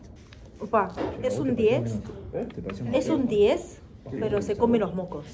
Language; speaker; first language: Spanish; early bilingual, other home language; Korean